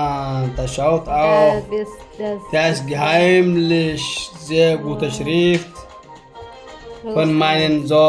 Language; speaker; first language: German; non-native, learner; Amharic